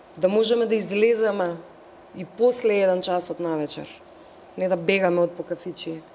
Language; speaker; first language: Macedonian; non-native, local second language; Albanian